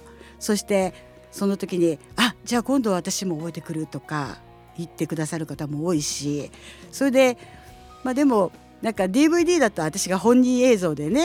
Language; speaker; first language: Japanese; native; Japanese